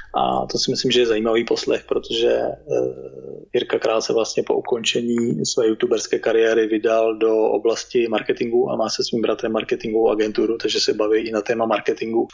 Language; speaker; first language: Czech; native; Czech